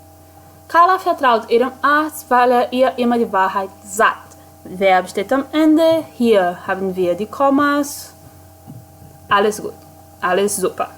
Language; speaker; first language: German; non-native, fluent; Portuguese